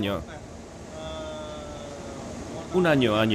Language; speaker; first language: Spanish; native; Spanish